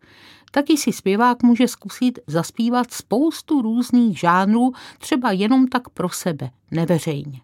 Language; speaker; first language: Czech; native; Czech